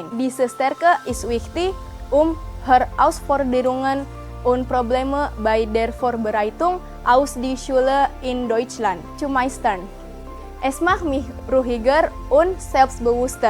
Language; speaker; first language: German; non-native, learner; Indonesian